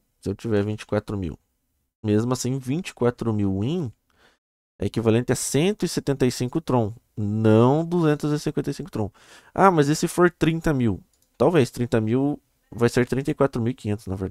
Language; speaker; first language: Portuguese; native; Portuguese